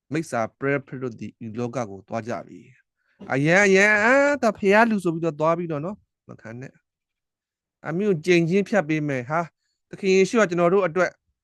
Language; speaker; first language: Burmese; non-native, local second language; S'gaw Karen